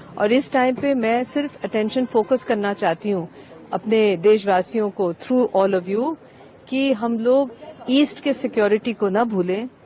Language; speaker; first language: Hindi; non-native, local second language; Bangla